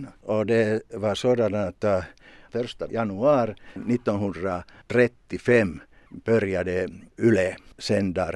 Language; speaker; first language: Swedish; non-native, local second language; Finnish